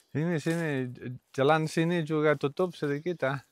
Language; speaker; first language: Indonesian; non-native, learner; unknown